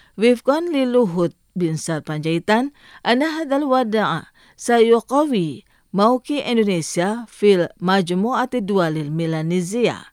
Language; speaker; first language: Arabic; non-native, fluent; Indonesian